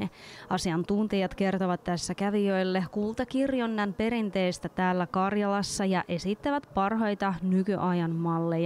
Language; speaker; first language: Finnish; non-native, local second language; Russian